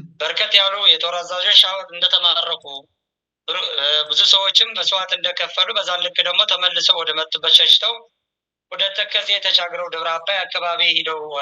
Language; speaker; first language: Amharic; native; Amharic